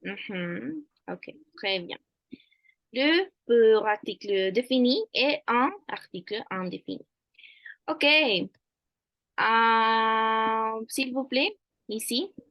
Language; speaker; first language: French; non-native, fluent; Spanish